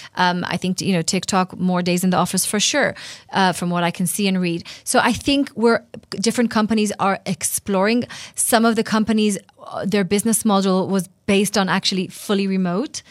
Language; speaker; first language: English; non-native, fluent; Hebrew